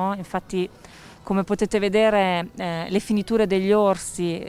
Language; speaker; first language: Italian; native; Italian